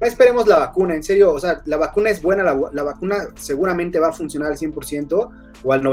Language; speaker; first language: Spanish; native; Spanish